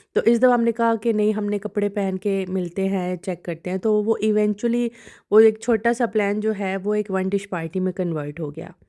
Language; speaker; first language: Urdu; non-native, local second language; Punjabi